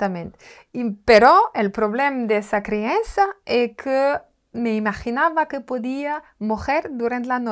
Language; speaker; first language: Spanish; non-native, learner; French